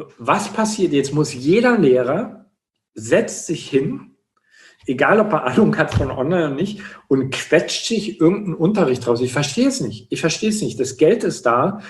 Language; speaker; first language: German; native; German